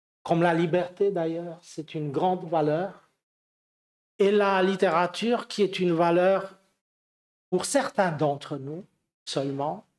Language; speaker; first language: French; non-native, fluent; Romanian